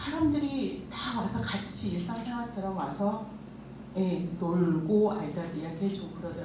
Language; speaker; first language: Korean; native; Korean